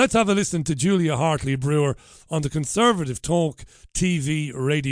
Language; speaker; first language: English; non-native, local second language; Irish